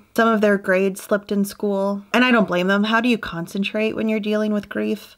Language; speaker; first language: English; native; English